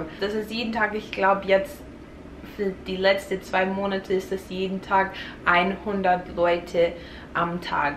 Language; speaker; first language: German; non-native, fluent; English